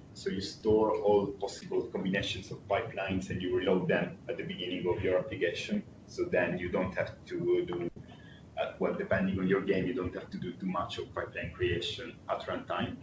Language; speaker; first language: English; non-native, fluent; Italian